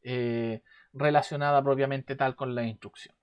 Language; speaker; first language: Spanish; native; Spanish